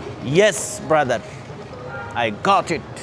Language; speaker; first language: Hindi; non-native, learner; Bangla